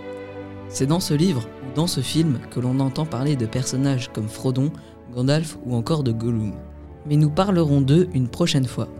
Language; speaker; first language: French; native; French